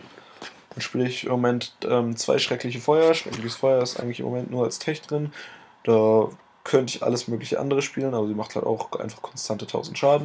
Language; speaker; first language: German; native; German